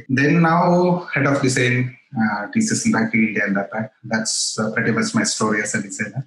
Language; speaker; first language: English; non-native, local second language; Malayalam